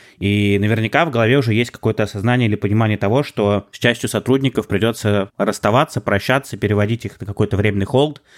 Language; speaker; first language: Russian; native; Russian